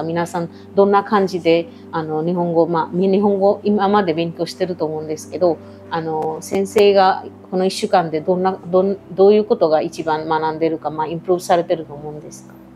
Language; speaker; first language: Japanese; non-native, local second language; Bangla